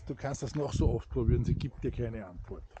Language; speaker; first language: German; native; German